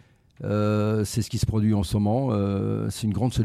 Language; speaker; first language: French; native; French